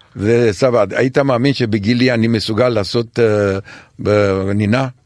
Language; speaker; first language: Hebrew; non-native, fluent; Romanian